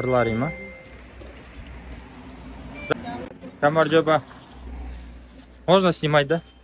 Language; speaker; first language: Russian; non-native, local second language; Kazakh